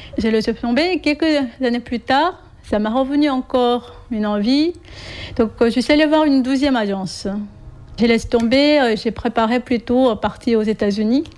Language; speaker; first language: French; non-native, fluent; Korean